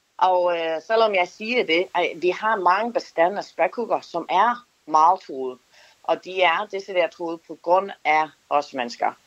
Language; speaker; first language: Danish; non-native, fluent; English